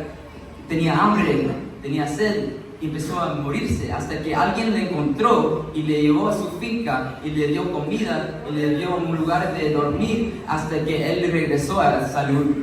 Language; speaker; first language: Spanish; early bilingual, heritage; Spanish